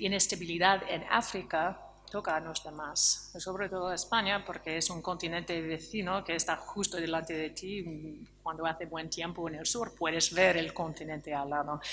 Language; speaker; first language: Spanish; non-native, fluent; English